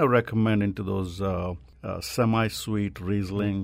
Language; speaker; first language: English; non-native, local second language; Telugu